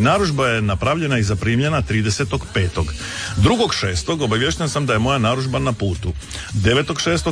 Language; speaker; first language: Serbian; native; Serbian